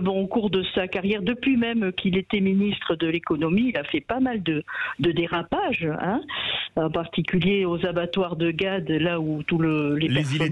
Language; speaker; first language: French; native; French